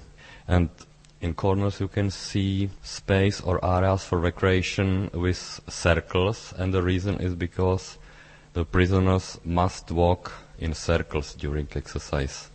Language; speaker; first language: English; non-native, fluent; Czech